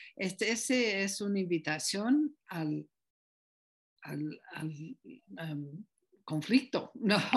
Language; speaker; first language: Spanish; non-native, fluent; English